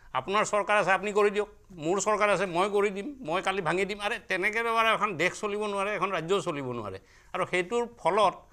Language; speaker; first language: Assamese; native; Assamese